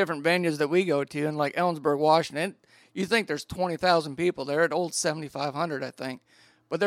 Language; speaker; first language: English; native; English